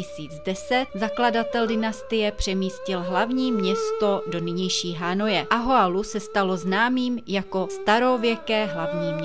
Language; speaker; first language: Czech; native; Czech